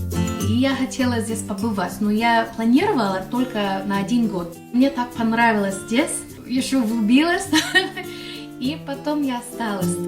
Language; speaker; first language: Russian; non-native, fluent; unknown